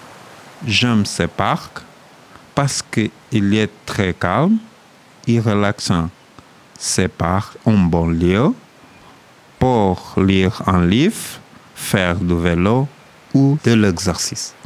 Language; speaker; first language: French; non-native, learner; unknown